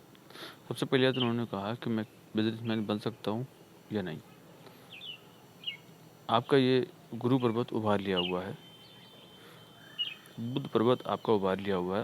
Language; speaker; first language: Hindi; native; Hindi